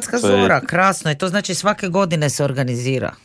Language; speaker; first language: Croatian; native; Croatian